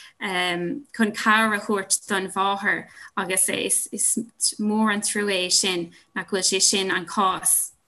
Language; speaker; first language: Irish; non-native, local second language; English